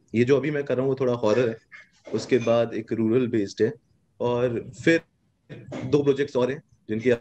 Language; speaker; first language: Hindi; native; Hindi